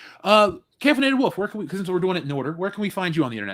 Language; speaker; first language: English; native; English